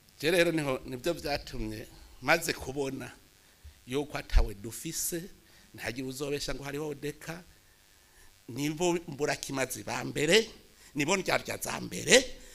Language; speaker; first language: Rundi; native; Rundi